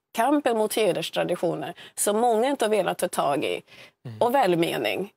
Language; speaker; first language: Swedish; early bilingual, other home language; Swahili